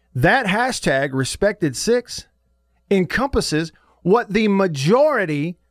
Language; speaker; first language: English; native; English